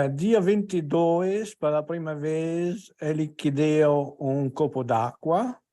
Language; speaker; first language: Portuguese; non-native, learner; Italian